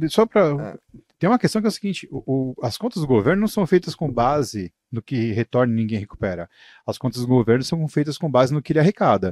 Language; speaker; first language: Portuguese; native; Portuguese